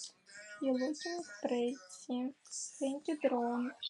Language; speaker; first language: English; non-native, learner; Russian